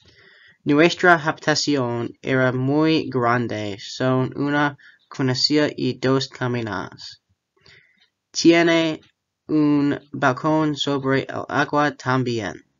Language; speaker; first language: Spanish; non-native, learner; English